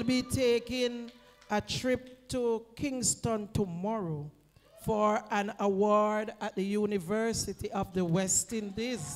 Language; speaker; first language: English; non-native, local second language; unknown